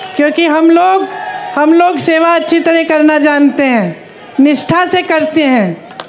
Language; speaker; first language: Hindi; native; Hindi